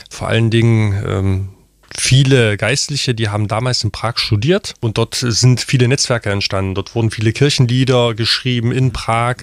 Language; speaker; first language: German; non-native, local second language; Upper Sorbian